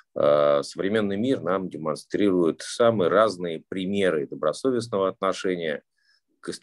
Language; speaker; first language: Russian; native; Russian